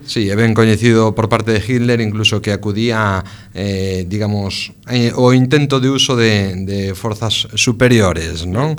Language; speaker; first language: Galician; non-native, local second language; Spanish